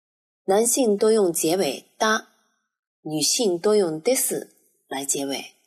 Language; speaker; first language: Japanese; non-native, fluent; Chinese